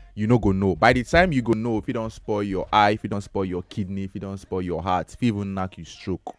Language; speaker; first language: Nigerian Pidgin; native; Nigerian Pidgin